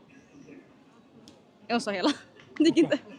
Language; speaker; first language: Swedish; early bilingual, other home language; Mongolian